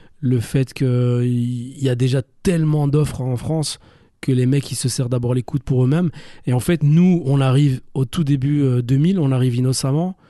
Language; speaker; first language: French; native; French